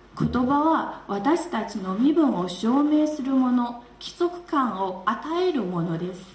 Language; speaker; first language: Japanese; non-native, fluent; Chinese